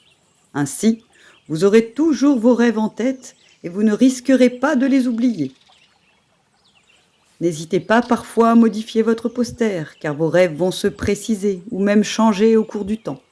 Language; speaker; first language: French; native; French